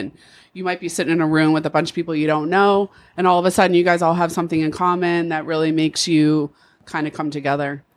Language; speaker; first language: English; native; English